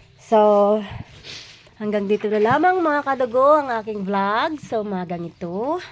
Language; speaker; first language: Filipino; non-native, local second language; Iloko